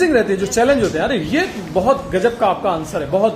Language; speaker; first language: Hindi; native; Hindi